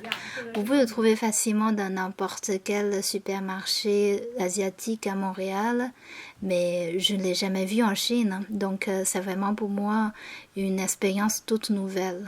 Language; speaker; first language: French; non-native, fluent; Chinese